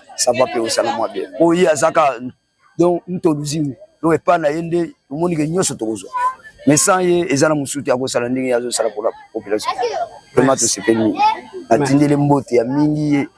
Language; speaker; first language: Lingala; non-native, local second language; Kituba (Democratic Republic of Congo)